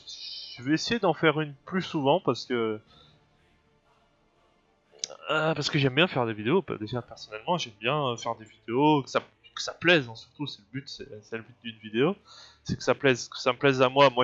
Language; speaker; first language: French; native; French